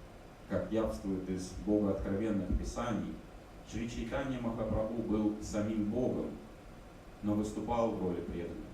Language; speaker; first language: Russian; native; Russian